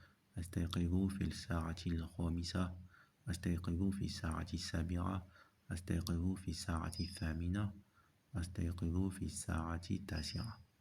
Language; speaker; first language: Arabic; non-native, fluent; French